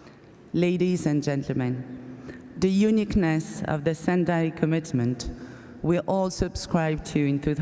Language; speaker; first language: English; non-native, fluent; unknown